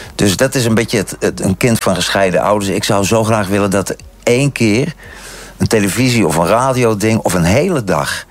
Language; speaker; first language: Dutch; native; Dutch